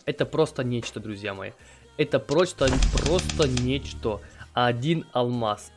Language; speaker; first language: Russian; native; Russian